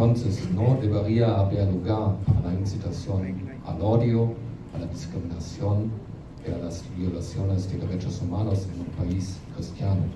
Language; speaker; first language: Spanish; non-native, fluent; German